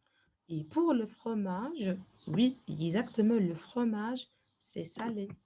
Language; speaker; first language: French; non-native, fluent; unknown